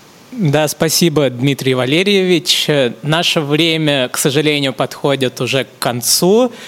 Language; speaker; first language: Russian; non-native, fluent; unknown